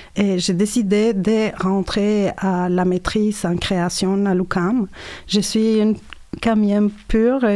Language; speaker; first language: French; non-native, fluent; Spanish